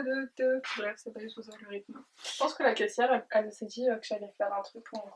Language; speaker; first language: French; native; French